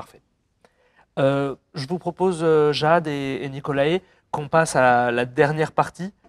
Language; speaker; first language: French; native; French